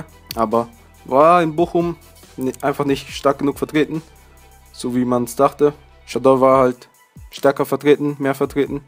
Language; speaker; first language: German; native; German